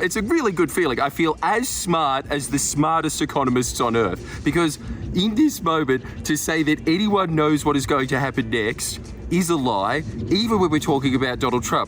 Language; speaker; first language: English; native; English